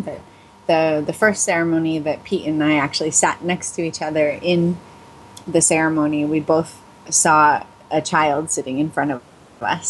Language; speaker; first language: English; native; English